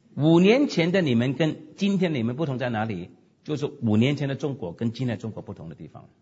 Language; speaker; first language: Chinese; non-native, local second language; Cantonese